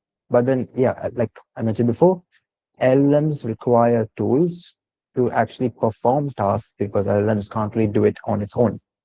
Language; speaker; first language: English; non-native, local second language; Malayalam